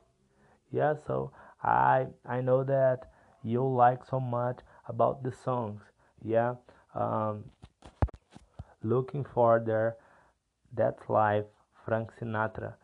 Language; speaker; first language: English; non-native, learner; Portuguese